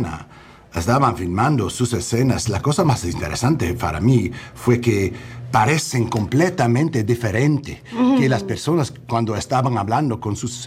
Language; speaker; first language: Spanish; non-native, learner; English